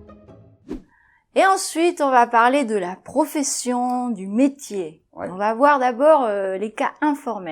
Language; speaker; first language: French; native; French